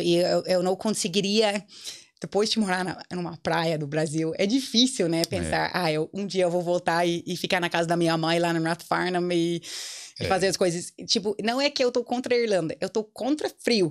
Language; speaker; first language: Portuguese; non-native, fluent; English